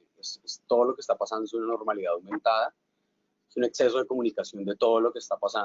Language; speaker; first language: Spanish; native; Spanish